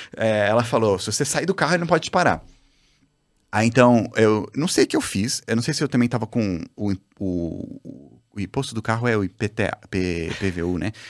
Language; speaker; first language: Portuguese; native; Portuguese